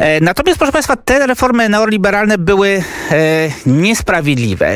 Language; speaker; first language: Polish; native; Polish